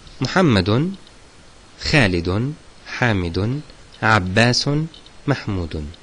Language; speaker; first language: Arabic; non-native, fluent; Turkish